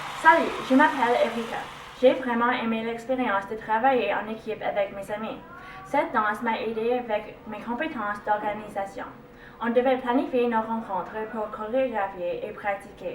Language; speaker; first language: French; non-native, learner; English